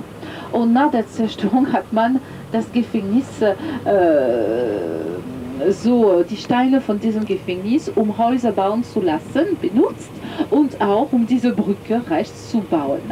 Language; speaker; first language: German; non-native, fluent; French